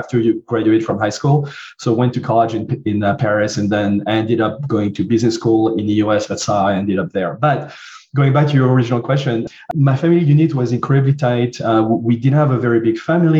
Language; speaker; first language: English; non-native, fluent; French